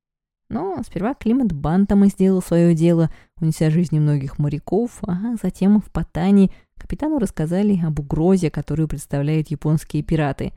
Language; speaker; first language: Russian; native; Russian